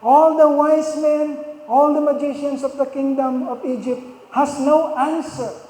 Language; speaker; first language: English; non-native, local second language; Filipino